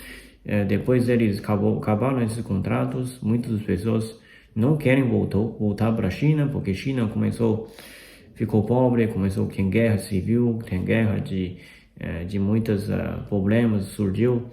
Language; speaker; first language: Portuguese; non-native, fluent; Chinese